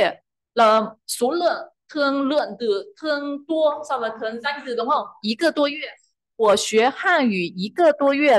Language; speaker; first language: Chinese; non-native, learner; Vietnamese